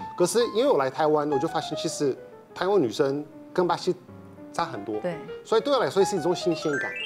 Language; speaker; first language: Chinese; non-native, fluent; Portuguese